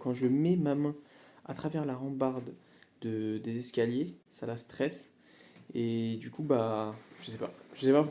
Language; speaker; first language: French; native; French